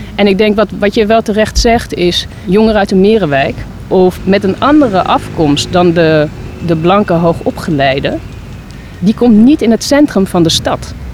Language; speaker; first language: Dutch; native; Dutch